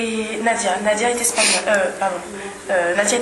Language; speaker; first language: French; non-native, fluent; English